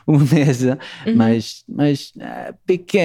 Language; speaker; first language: Portuguese; non-native, learner; English